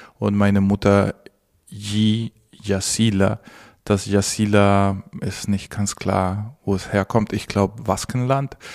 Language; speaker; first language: German; non-native, fluent; Spanish